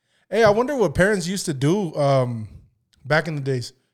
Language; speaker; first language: English; early bilingual, other home language; Spanish